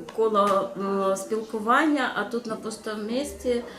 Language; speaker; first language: Ukrainian; non-native, local second language; Russian